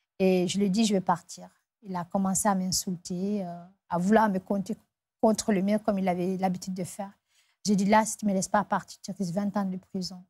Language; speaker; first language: French; non-native, local second language; Fula